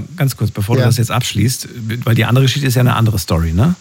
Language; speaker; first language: German; native; German